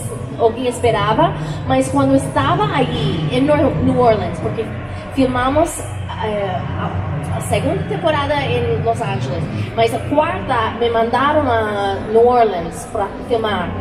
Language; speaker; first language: Portuguese; non-native, learner; English